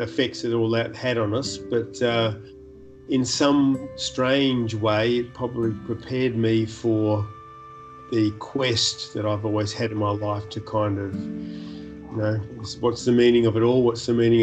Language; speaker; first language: English; native; English